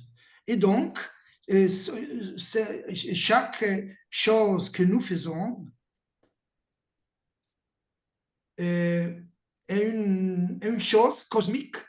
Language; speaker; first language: French; non-native, learner; Italian